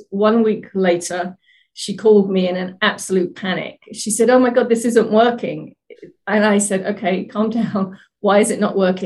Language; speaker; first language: English; native; English